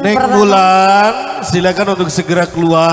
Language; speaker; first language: Indonesian; native; Indonesian